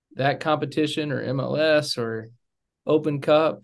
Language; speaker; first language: English; native; English